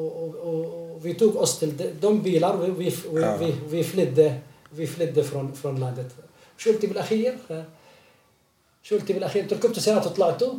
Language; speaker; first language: Swedish; non-native, fluent; Arabic